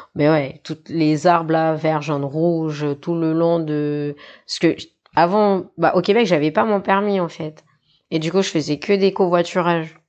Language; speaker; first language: French; native; French